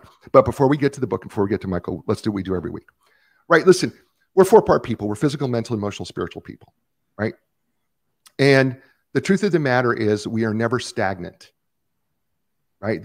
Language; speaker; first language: English; native; English